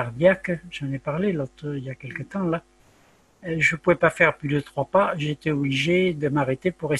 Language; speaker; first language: French; native; French